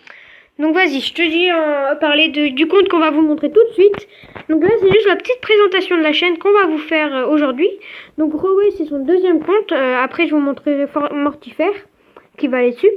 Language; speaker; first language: French; native; French